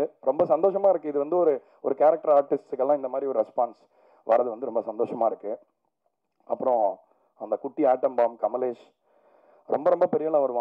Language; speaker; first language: Tamil; native; Tamil